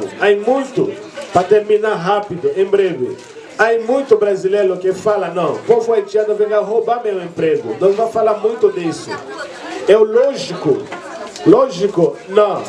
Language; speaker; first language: Portuguese; non-native, learner; Haitian Creole